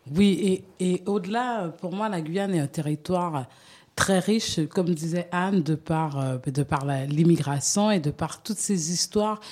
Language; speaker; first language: French; native; French